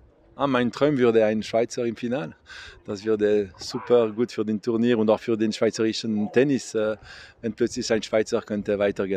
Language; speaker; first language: German; non-native, local second language; French